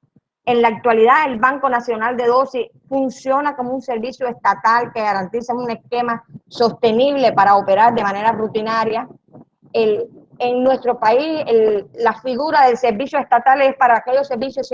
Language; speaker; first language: Spanish; native; Spanish